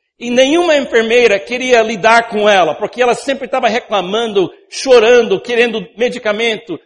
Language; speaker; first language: Portuguese; non-native, fluent; English